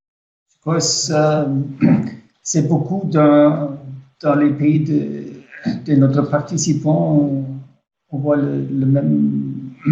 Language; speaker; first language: French; non-native, fluent; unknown